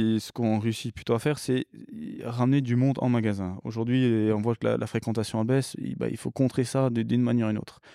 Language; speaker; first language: French; early bilingual, other home language; English